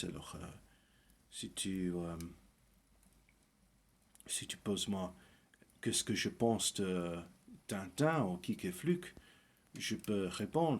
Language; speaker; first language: French; early bilingual, heritage; English